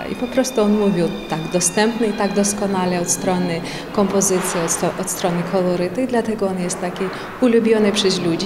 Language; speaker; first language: Polish; non-native, fluent; Ukrainian